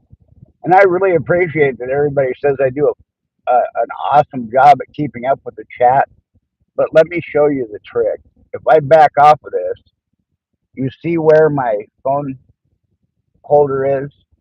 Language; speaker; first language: English; native; English